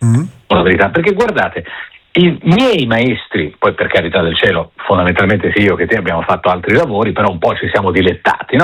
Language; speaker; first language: Italian; native; Italian